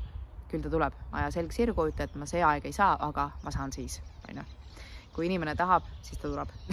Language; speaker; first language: Estonian; native; Estonian